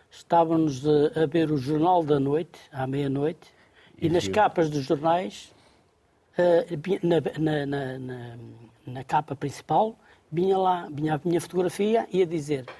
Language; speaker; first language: Portuguese; native; Portuguese